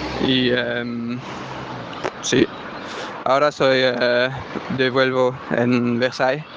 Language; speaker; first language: Spanish; non-native, learner; French